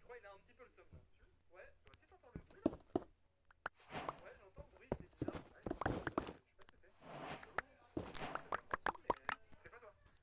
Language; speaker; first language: French; native; French